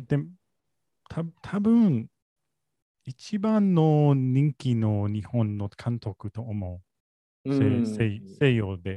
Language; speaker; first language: Japanese; non-native, learner; English